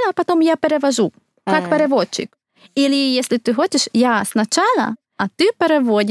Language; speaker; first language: Russian; non-native, fluent; Hungarian